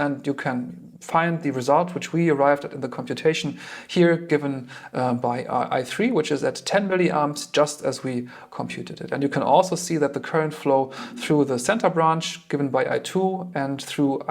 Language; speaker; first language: English; non-native, fluent; German